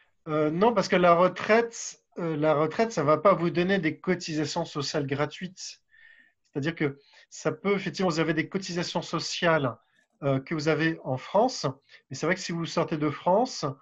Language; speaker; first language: French; native; French